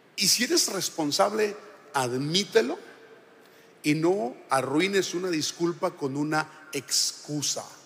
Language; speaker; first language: Spanish; native; Spanish